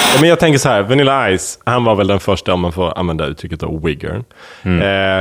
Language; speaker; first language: Swedish; native; Swedish